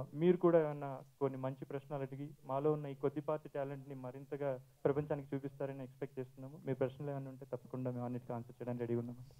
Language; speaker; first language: Telugu; native; Telugu